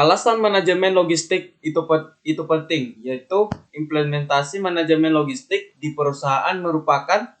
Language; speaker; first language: Indonesian; native; Indonesian